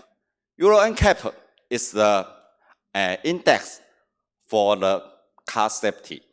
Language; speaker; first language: English; non-native, learner; Chinese